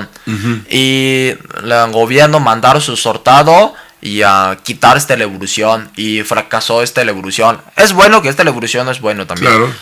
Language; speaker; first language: Spanish; non-native, learner; Cantonese